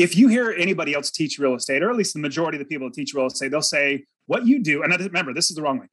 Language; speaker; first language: English; native; English